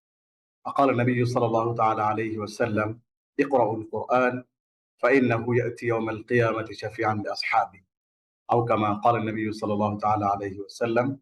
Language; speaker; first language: Arabic; non-native, fluent; Bangla